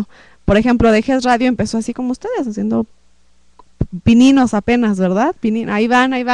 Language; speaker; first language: Spanish; native; Spanish